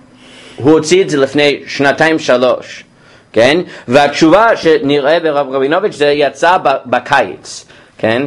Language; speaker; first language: Hebrew; non-native, fluent; English